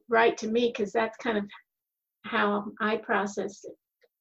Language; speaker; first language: English; native; English